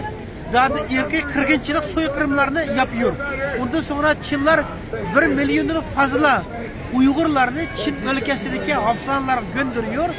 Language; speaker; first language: Turkish; non-native, learner; Uyghur